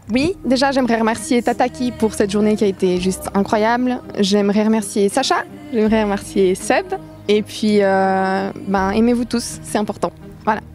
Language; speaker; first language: French; native; French